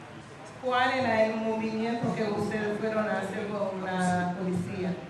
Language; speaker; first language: Spanish; non-native, fluent; Haitian Creole